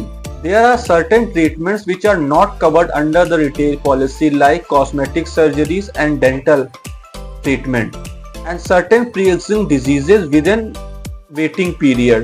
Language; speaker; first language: English; non-native, local second language; Hindi